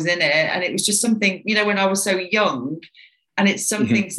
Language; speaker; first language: English; native; English